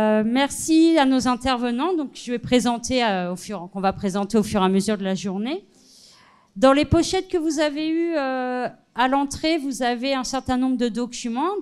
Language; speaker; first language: French; native; French